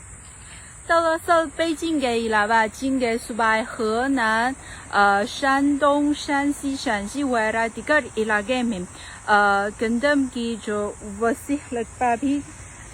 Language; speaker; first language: Urdu; non-native, fluent; Chinese